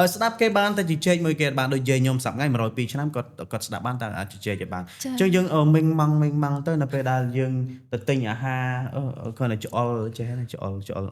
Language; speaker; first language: Khmer; non-native, local second language; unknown